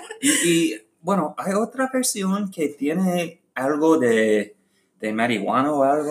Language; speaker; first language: Spanish; non-native, learner; English